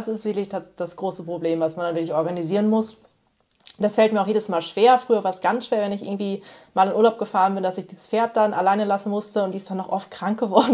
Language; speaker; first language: German; native; German